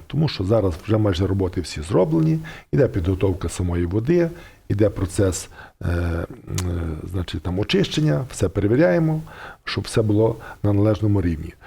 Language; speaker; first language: Ukrainian; native; Ukrainian